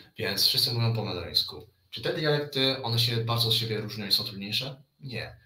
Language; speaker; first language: Polish; early bilingual, other home language; Chinese